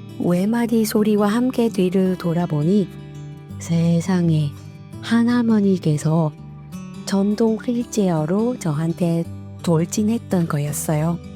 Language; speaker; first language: Korean; non-native, fluent; Vietnamese